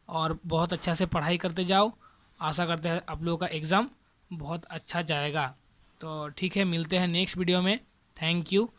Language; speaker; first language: Hindi; non-native, local second language; Bangla